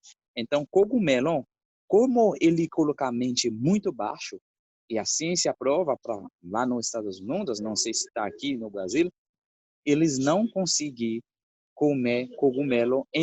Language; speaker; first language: Portuguese; non-native, fluent; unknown